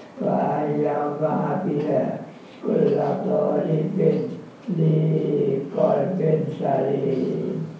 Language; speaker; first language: Arabic; non-native, fluent; Javanese